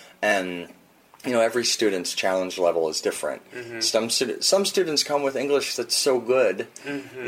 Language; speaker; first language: English; native; English